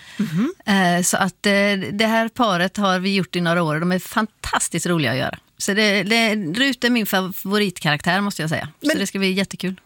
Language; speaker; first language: Swedish; native; Swedish